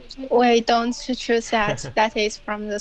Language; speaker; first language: English; non-native, learner; Chinese